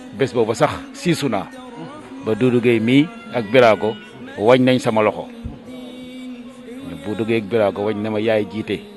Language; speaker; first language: Wolof; native; Wolof